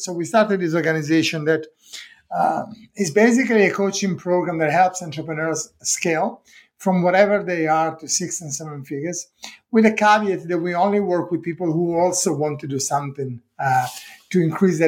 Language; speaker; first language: English; non-native, fluent; Italian